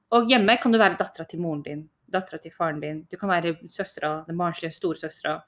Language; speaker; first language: Norwegian; early bilingual, other home language; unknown